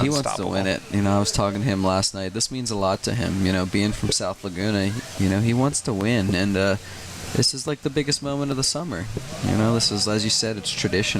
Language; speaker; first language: English; native; English